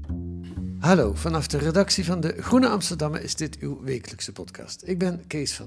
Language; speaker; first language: Dutch; native; Dutch